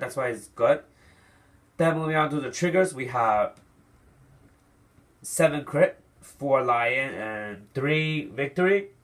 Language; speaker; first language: English; non-native, fluent; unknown